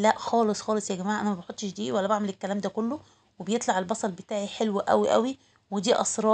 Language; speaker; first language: Arabic; native; Arabic